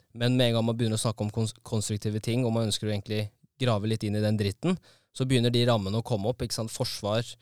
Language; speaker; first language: Norwegian; native; Norwegian